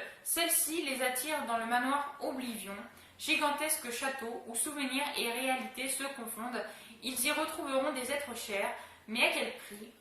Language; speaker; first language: French; native; French